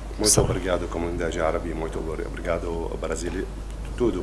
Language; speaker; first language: Portuguese; non-native, learner; Arabic